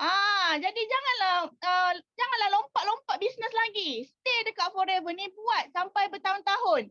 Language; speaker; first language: Malay; native; Malay